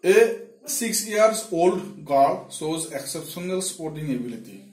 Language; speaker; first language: English; non-native, local second language; Assamese